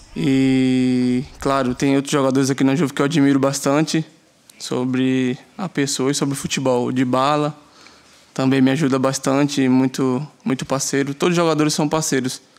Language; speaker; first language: Portuguese; native; Portuguese